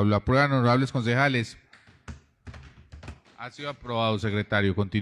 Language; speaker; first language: Spanish; native; Spanish